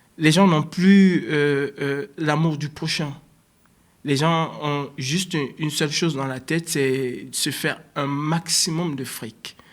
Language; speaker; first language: French; native; French